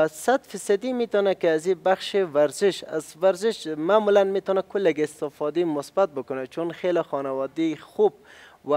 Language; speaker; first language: Persian; native; Persian